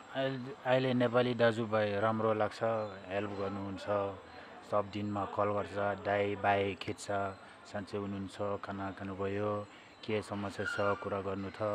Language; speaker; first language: Nepali; non-native, learner; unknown